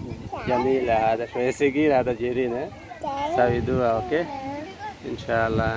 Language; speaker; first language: Arabic; non-native, learner; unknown